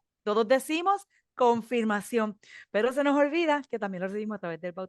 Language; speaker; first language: Spanish; native; Spanish